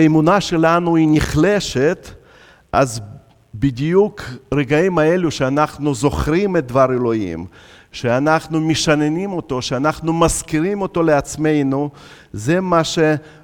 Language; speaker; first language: Hebrew; non-native, fluent; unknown